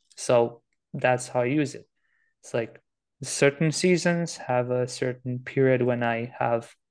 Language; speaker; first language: English; non-native, fluent; Romanian